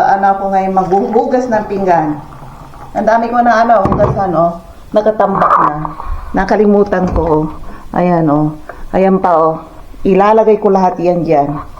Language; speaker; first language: Filipino; non-native, local second language; Pangasinan